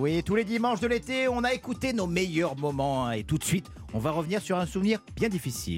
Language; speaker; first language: French; native; French